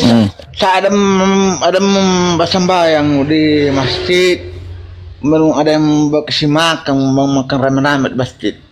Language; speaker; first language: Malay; non-native, local second language; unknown